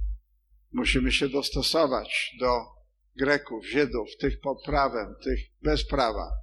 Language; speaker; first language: Polish; non-native, fluent; English